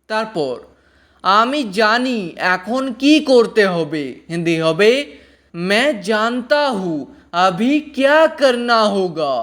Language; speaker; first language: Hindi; non-native, fluent; Bangla